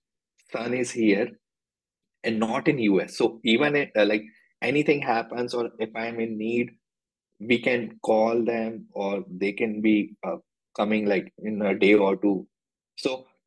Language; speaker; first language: English; non-native, local second language; Hindi